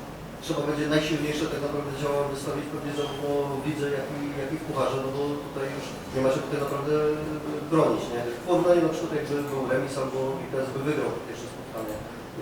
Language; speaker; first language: Polish; native; Polish